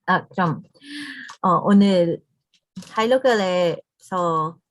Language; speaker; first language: Korean; non-native, learner; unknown